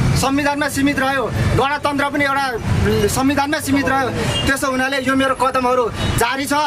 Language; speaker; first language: Nepali; native; Nepali